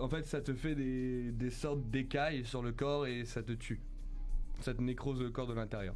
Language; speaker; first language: French; native; French